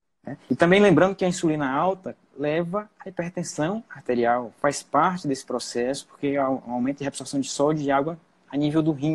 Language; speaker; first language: Portuguese; native; Portuguese